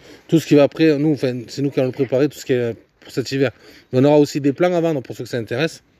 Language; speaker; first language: French; native; French